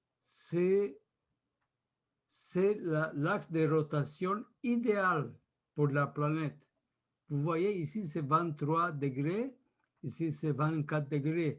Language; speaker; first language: French; non-native, fluent; Spanish